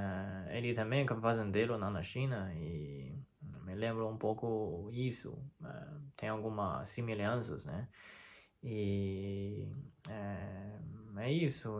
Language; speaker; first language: Portuguese; non-native, fluent; Chinese